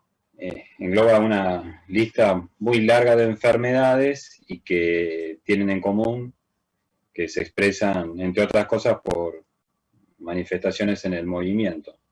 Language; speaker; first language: Spanish; native; Spanish